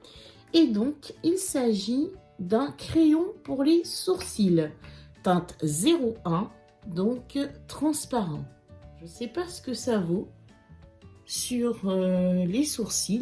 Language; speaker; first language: French; native; French